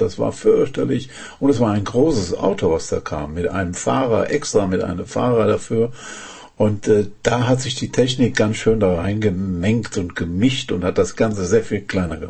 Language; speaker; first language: German; native; German